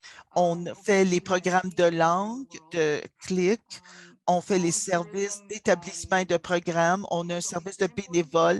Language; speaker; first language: French; non-native, fluent; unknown